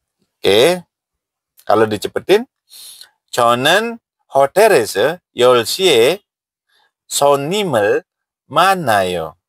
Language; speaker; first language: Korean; non-native, fluent; Indonesian